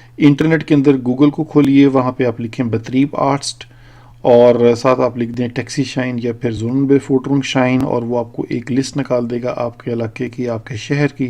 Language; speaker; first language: Urdu; native; Urdu